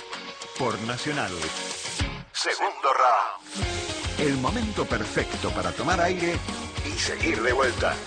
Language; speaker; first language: Spanish; native; Spanish